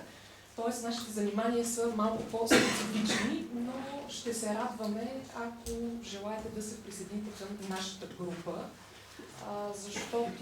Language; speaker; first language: Bulgarian; native; Bulgarian